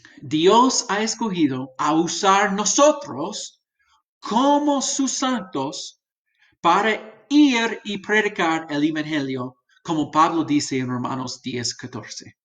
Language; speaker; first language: Spanish; non-native, fluent; English